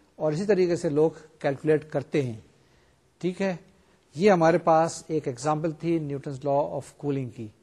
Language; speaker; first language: Urdu; native; Urdu